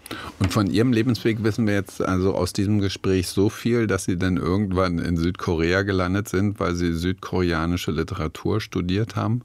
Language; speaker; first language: German; native; German